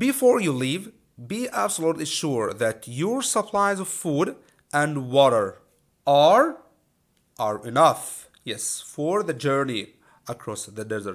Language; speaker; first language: English; non-native, fluent; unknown